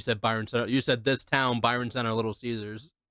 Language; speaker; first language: English; native; English